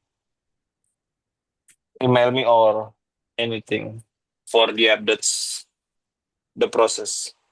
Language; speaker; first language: English; non-native, learner; Indonesian